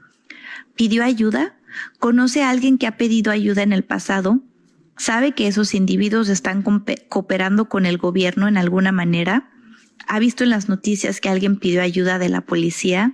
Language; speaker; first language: Spanish; native; Spanish